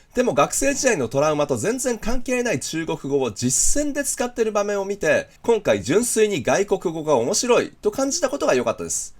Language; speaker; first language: Japanese; native; Japanese